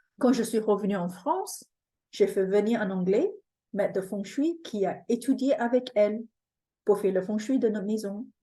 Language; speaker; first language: French; non-native, fluent; English